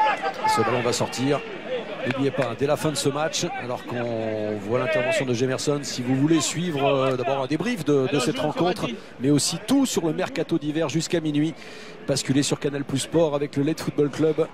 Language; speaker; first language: French; native; French